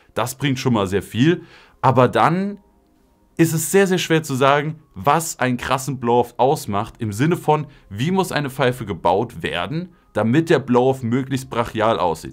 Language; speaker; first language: German; native; German